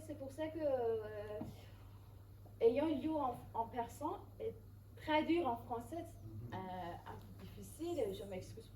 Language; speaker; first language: French; non-native, fluent; Persian